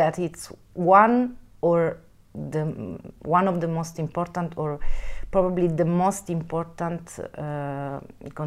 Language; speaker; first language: English; non-native, fluent; Italian